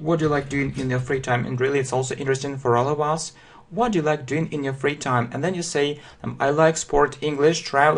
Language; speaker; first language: English; non-native, fluent; Russian